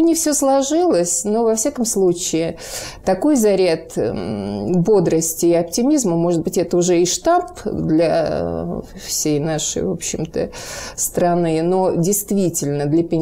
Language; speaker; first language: Russian; native; Russian